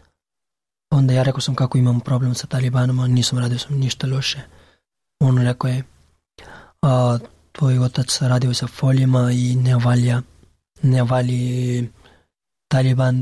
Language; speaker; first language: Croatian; non-native, learner; Pashto